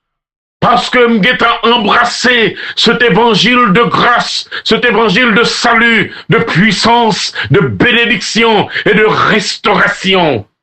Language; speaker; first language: French; non-native, local second language; Haitian Creole